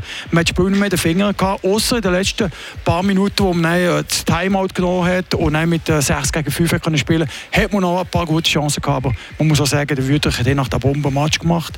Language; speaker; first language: German; native; German